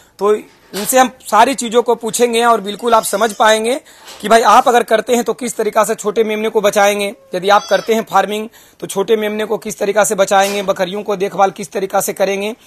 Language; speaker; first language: Hindi; native; Hindi